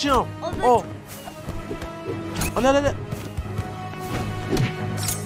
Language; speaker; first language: French; native; French